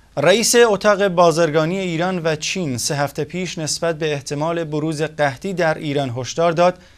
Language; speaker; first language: Persian; non-native, local second language; Central Kurdish